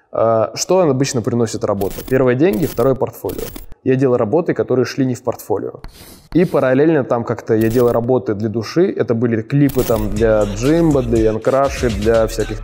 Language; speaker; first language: Russian; native; Russian